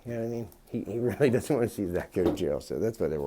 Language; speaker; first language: English; native; English